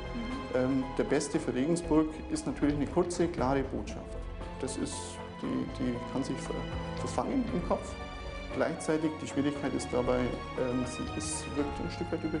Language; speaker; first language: German; native; German